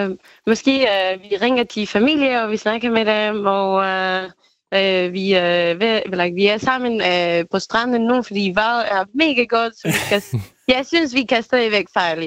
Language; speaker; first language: Danish; non-native, learner; Spanish